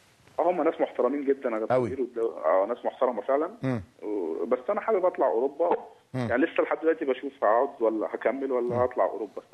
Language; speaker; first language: Arabic; native; Arabic